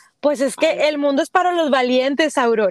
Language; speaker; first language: Spanish; native; Spanish